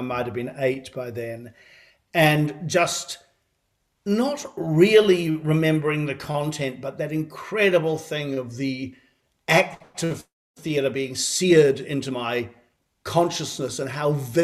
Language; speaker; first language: English; native; English